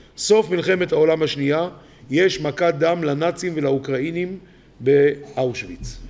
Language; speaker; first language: Hebrew; native; Hebrew